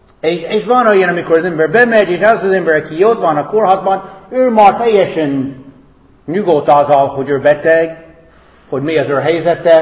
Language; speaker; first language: Hungarian; non-native, fluent; English